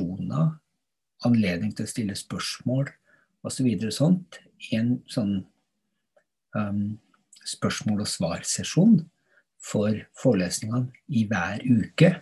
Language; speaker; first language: Norwegian; native; Norwegian